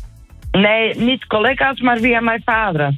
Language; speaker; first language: Dutch; non-native, learner; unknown